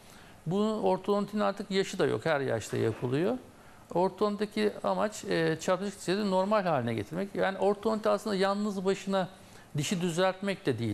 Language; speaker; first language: Turkish; native; Turkish